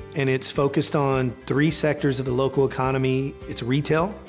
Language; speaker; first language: English; native; English